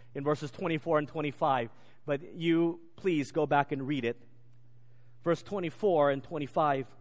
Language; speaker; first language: English; native; English